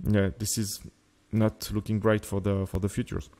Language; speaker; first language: English; non-native, fluent; French